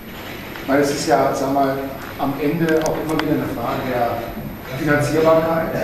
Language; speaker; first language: German; native; German